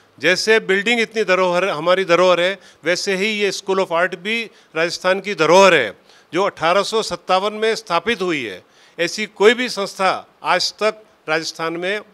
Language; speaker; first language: Hindi; native; Hindi